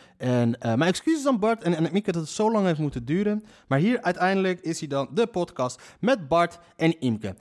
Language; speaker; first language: Dutch; early bilingual, other home language; Riffian